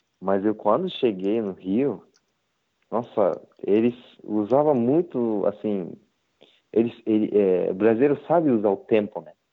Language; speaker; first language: Portuguese; non-native, learner; Japanese